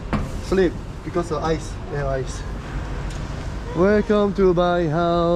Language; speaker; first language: English; non-native, learner; Korean